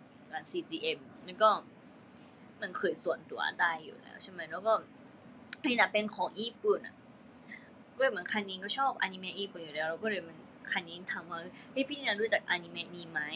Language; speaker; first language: Thai; non-native, fluent; Japanese